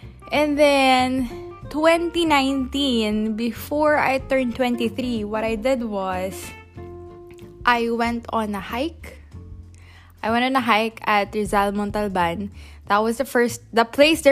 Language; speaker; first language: English; non-native, local second language; Bikol